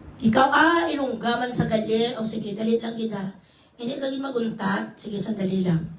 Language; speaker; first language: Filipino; non-native, local second language; Hiligaynon